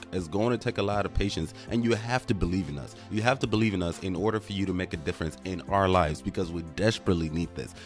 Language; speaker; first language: English; non-native, local second language; Igbo